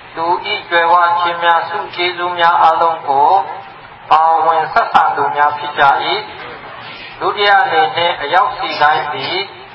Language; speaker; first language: Burmese; non-native, local second language; Hakha Chin